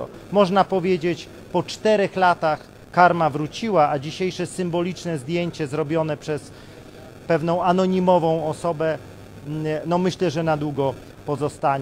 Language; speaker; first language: Polish; native; Polish